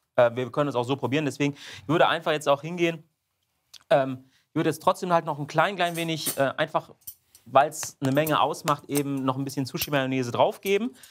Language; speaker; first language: German; native; German